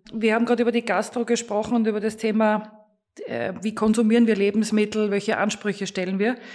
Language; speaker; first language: German; native; German